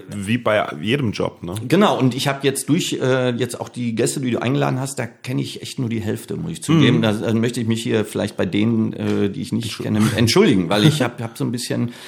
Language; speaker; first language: German; native; German